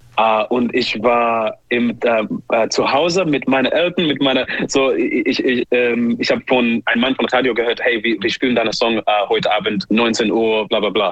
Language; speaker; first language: German; non-native, learner; English